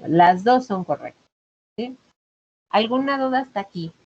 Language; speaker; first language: Spanish; native; Spanish